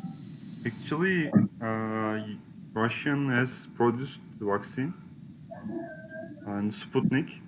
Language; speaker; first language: English; non-native, learner; Turkish